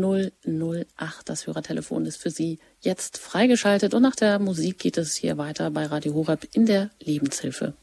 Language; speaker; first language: German; native; German